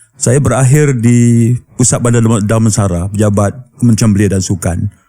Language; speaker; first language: Malay; native; Malay